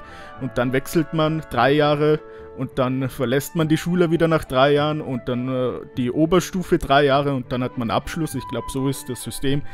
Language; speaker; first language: German; native; German